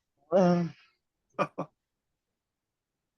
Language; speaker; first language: English; non-native, learner; Vietnamese